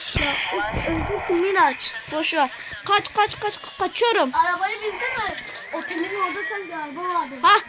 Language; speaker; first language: Turkish; native; Turkish